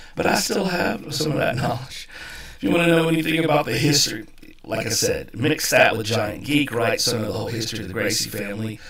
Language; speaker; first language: English; native; English